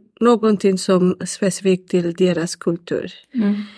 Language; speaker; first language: Swedish; non-native, learner; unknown